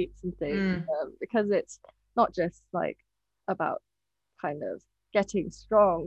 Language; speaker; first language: English; non-native, local second language; Japanese